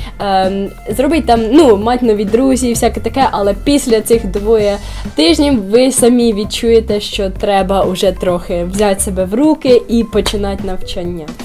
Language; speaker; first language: Ukrainian; early bilingual, heritage; Ukrainian